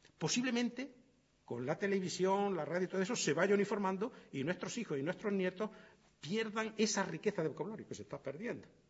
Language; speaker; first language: Spanish; native; Spanish